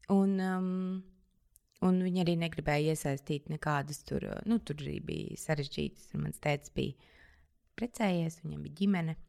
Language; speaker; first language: Latvian; native; Latvian